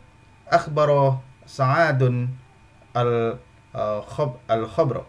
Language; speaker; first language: Arabic; non-native, fluent; Indonesian